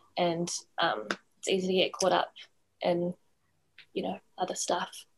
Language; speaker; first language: English; native; English